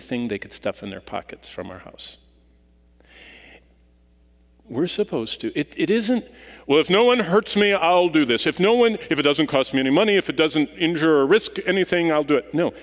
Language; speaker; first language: English; native; English